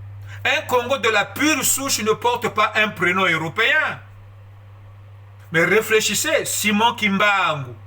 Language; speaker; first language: French; non-native, local second language; Kongo